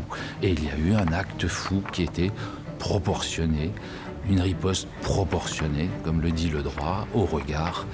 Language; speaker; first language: French; native; French